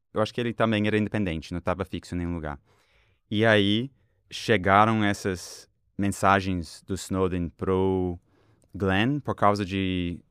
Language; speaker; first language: Portuguese; non-native, fluent; English